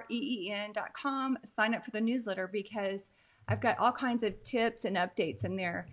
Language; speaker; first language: English; native; English